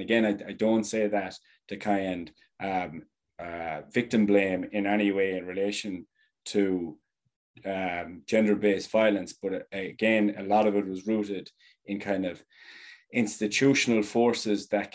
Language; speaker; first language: English; native; English